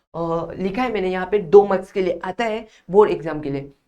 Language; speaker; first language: Hindi; non-native, local second language; Marathi